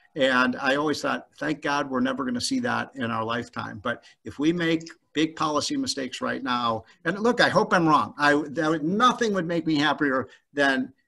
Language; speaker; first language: English; native; English